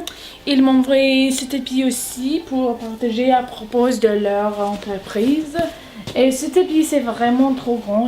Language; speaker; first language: French; non-native, learner; English